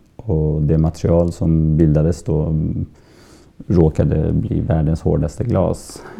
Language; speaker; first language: Swedish; early bilingual, other home language; Persian